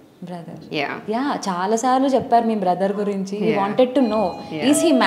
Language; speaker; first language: Telugu; native; Telugu